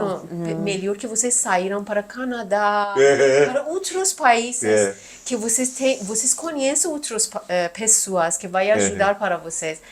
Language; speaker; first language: Portuguese; non-native, learner; Persian